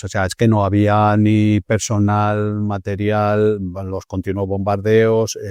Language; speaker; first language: Spanish; native; Spanish